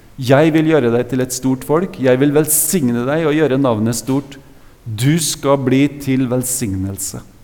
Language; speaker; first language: Norwegian; native; Norwegian